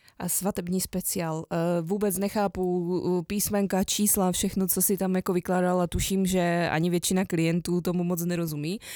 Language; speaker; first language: Czech; native; Czech